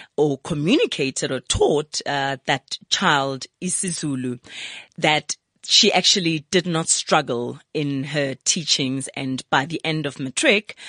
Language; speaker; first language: English; non-native, local second language; Zulu